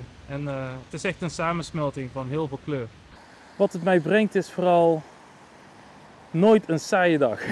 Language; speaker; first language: Dutch; native; Dutch